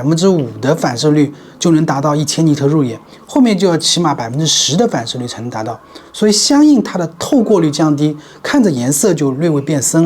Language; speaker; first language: Chinese; native; Chinese